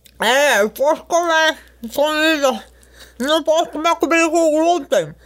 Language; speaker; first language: Portuguese; non-native, learner; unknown